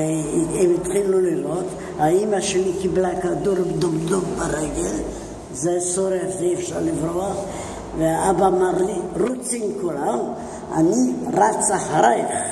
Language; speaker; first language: Hebrew; non-native, fluent; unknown